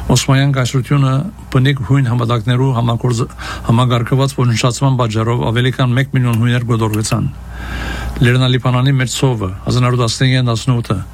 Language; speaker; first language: Armenian; early bilingual, heritage; Armenian